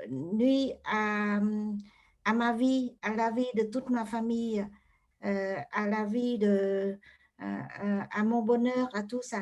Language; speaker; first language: French; non-native, fluent; Vietnamese